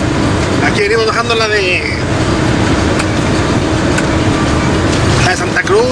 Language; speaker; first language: Spanish; native; Spanish